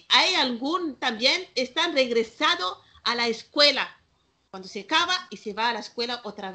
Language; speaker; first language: Spanish; non-native, learner; Malagasy